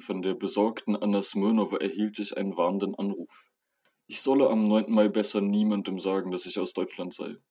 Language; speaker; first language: German; native; German